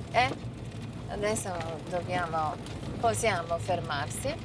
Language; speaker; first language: Italian; non-native, learner; Serbian